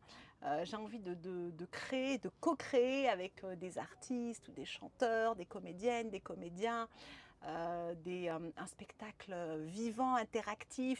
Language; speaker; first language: French; native; French